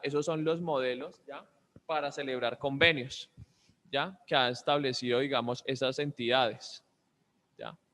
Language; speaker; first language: Spanish; native; Spanish